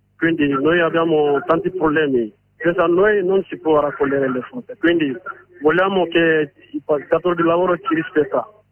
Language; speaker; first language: Italian; non-native, learner; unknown